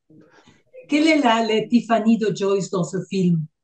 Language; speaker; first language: French; non-native, fluent; Spanish